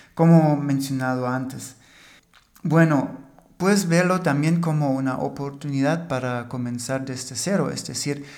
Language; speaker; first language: Spanish; non-native, fluent; German